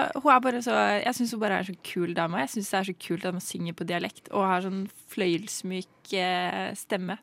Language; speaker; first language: Norwegian; native; Norwegian